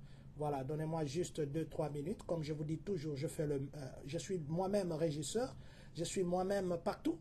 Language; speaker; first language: French; non-native, local second language; Lingala